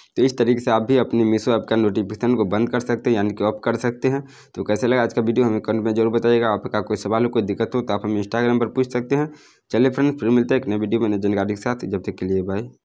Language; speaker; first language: Hindi; native; Hindi